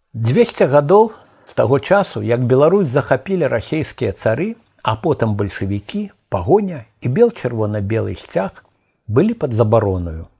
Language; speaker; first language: Belarusian; native; Belarusian